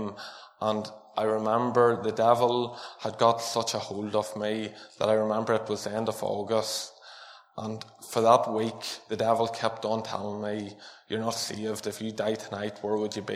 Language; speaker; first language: English; native; English